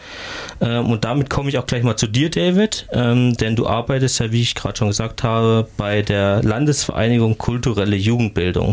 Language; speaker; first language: German; native; German